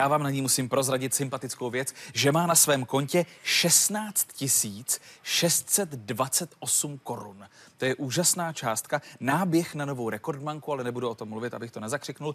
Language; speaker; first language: Czech; native; Czech